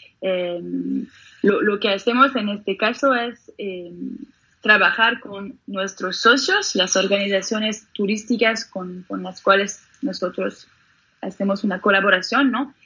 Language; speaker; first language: Spanish; non-native, fluent; French